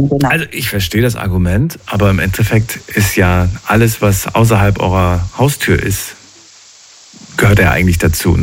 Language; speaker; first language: German; native; German